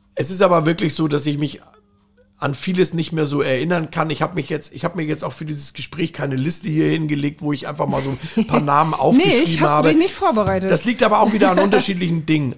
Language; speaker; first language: German; native; German